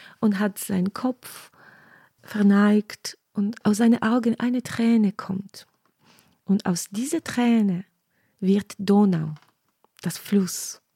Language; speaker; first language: German; non-native, fluent; Ukrainian